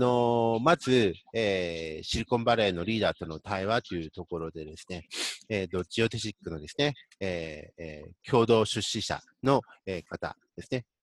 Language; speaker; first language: Japanese; native; Japanese